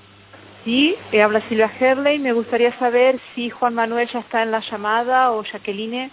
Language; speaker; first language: Spanish; native; Spanish